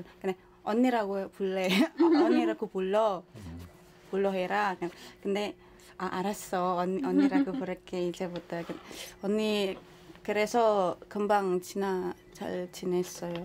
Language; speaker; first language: Korean; non-native, fluent; Indonesian